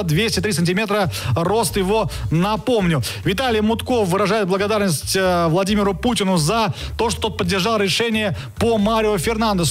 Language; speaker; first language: Russian; native; Russian